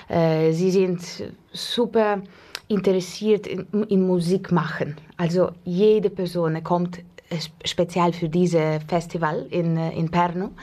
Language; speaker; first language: German; non-native, learner; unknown